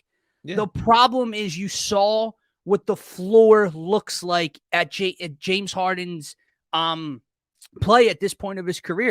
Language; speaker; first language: English; native; English